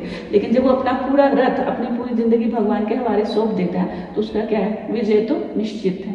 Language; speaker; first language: Hindi; native; Hindi